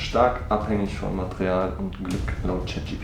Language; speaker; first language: German; native; German